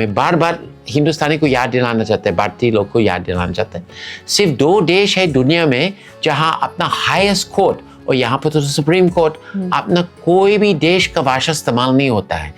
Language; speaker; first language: Hindi; non-native, fluent; English